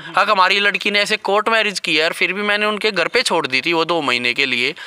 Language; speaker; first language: Hindi; native; Hindi